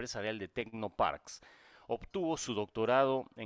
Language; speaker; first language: Spanish; native; Spanish